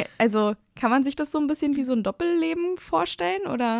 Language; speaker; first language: German; native; German